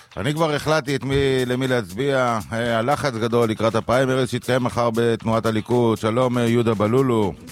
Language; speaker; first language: Hebrew; native; Hebrew